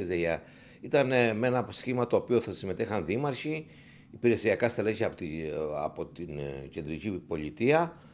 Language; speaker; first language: Greek; native; Greek